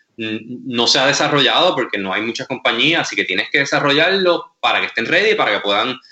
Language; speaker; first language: Spanish; native; Spanish